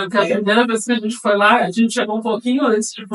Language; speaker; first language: Portuguese; native; Portuguese